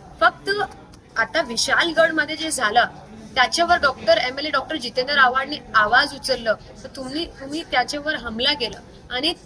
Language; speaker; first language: Marathi; non-native, local second language; Urdu